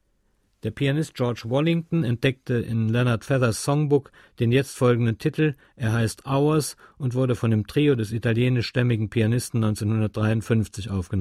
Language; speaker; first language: German; native; German